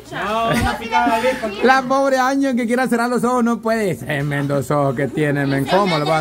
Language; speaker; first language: Spanish; native; Spanish